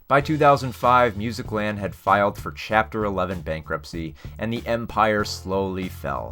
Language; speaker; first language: English; native; English